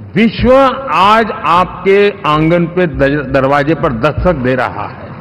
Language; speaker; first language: Hindi; non-native, local second language; Gujarati